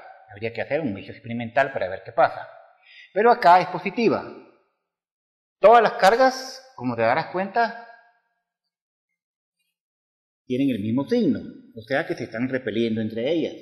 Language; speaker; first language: Spanish; native; Spanish